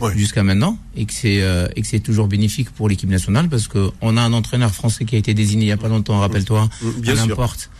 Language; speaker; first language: French; non-native, local second language; Arabic